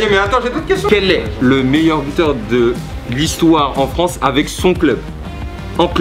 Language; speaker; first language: French; early bilingual, other home language; Arabic